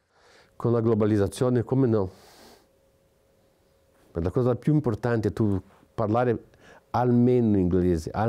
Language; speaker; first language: Italian; non-native, fluent; Portuguese